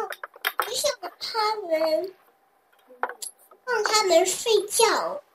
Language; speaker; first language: Chinese; early bilingual, heritage; Chinese